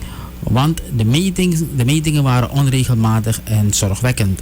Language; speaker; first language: Dutch; native; Dutch